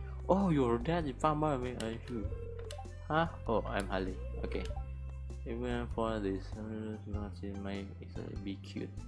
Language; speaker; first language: English; non-native, learner; Indonesian